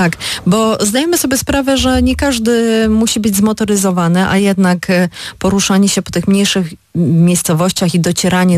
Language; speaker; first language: Polish; native; Polish